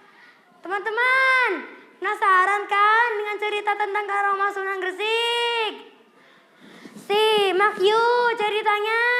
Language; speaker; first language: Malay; non-native, local second language; Javanese